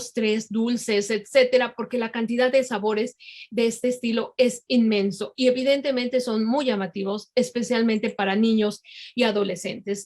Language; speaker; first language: Spanish; native; Spanish